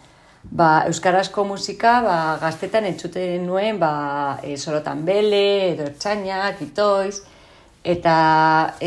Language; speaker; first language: Basque; non-native, local second language; Spanish